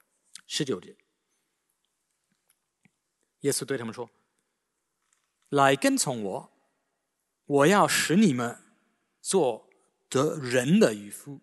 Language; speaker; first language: Chinese; native; Chinese